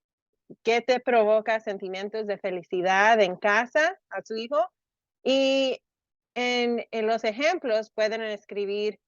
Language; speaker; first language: Spanish; early bilingual, heritage; Spanish